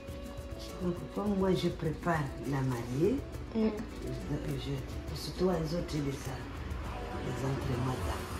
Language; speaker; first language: French; non-native, local second language; Comorian